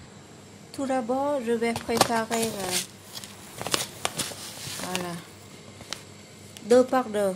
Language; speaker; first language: French; non-native, learner; Vietnamese